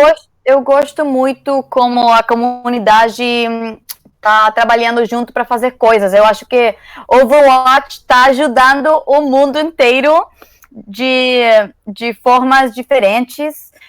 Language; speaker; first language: Portuguese; non-native, learner; Spanish